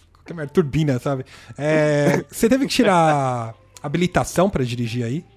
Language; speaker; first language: Portuguese; native; Portuguese